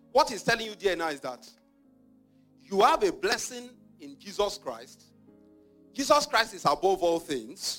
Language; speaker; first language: English; non-native, local second language; Yoruba